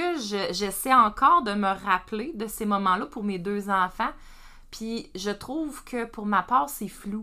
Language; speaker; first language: French; native; French